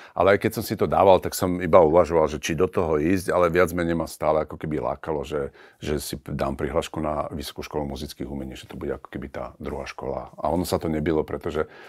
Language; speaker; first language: Slovak; native; Slovak